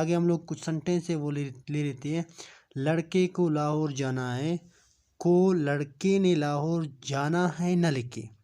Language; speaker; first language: Urdu; non-native, local second language; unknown